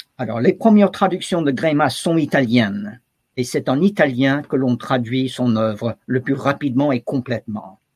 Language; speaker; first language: French; non-native, fluent; English